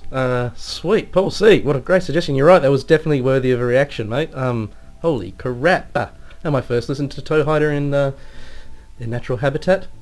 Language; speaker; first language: English; native; English